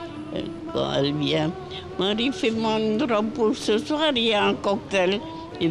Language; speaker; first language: French; non-native, local second language; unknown